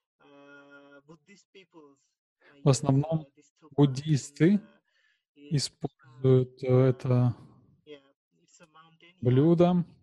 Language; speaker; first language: Russian; non-native, learner; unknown